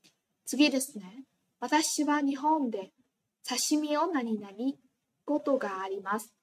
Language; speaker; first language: Japanese; non-native, fluent; Vietnamese